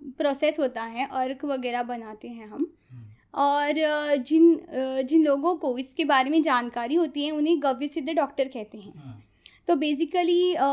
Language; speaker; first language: Hindi; non-native, local second language; Konkani